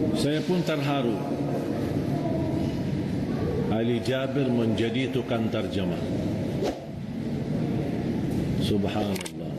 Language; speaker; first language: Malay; non-native, fluent; Arabic